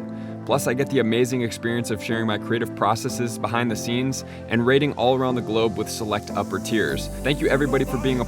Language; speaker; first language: English; native; English